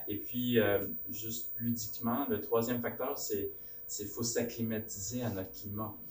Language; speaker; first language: French; native; French